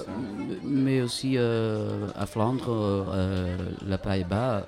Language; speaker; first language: French; non-native, learner; Dutch